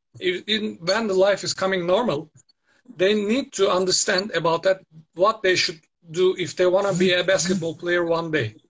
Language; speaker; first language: English; non-native, learner; Turkish